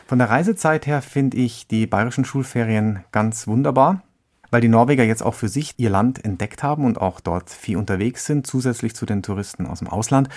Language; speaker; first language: German; native; German